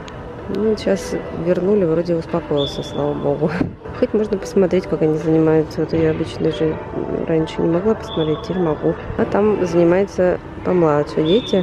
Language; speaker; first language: Russian; native; Russian